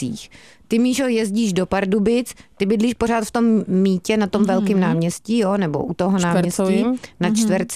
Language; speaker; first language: Czech; native; Czech